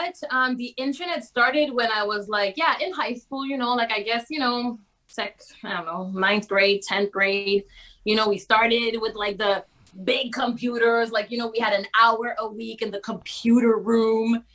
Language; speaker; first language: English; native; English